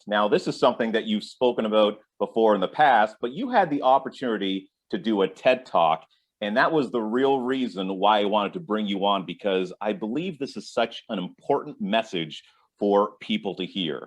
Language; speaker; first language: English; native; English